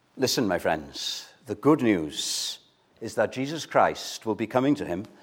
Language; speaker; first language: English; non-native, local second language; Welsh